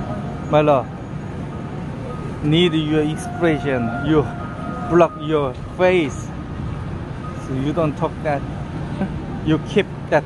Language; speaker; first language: English; non-native, learner; Korean